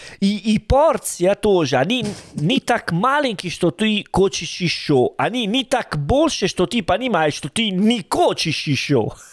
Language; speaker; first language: Russian; non-native, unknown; Italian